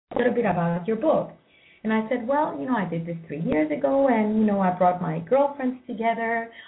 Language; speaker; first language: English; non-native, fluent; Greek